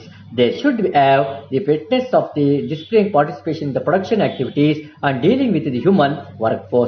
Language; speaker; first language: English; non-native, local second language; Kannada